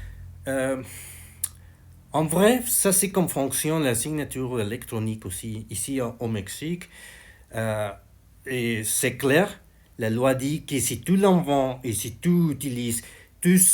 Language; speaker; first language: French; non-native, learner; Spanish